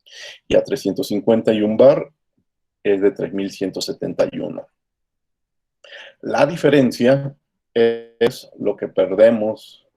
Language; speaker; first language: Spanish; native; Spanish